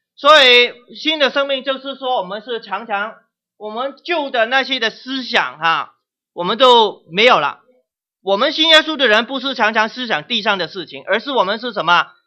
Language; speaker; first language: Chinese; non-native, local second language; Cantonese